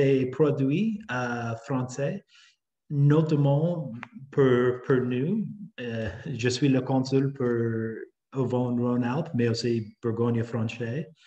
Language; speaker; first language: French; non-native, fluent; English